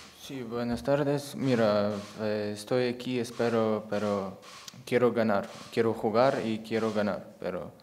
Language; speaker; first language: Spanish; non-native, learner; Ukrainian